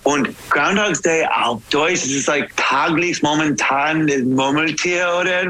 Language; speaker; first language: German; non-native, learner; English